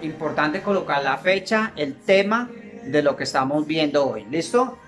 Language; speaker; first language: Spanish; native; Spanish